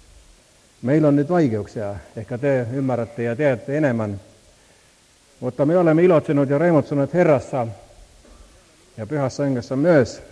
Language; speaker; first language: Finnish; non-native, learner; Estonian